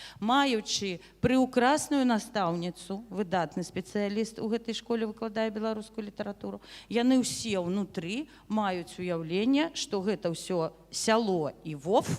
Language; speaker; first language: Belarusian; non-native, local second language; Russian